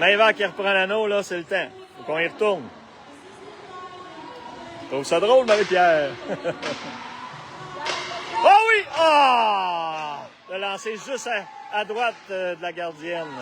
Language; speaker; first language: French; native; French